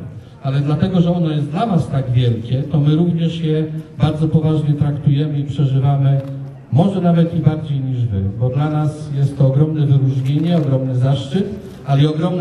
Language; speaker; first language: Polish; native; Polish